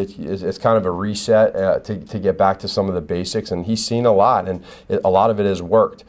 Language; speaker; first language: English; native; English